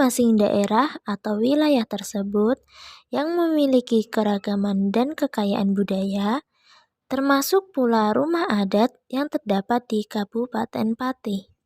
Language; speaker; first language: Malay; non-native, local second language; Javanese